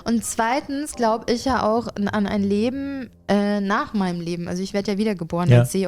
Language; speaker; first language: German; native; German